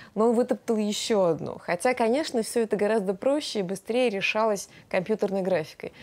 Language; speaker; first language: Russian; non-native, local second language; Tatar